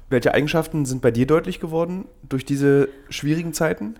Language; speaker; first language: German; native; German